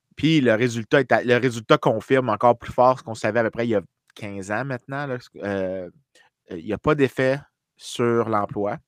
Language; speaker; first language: French; native; French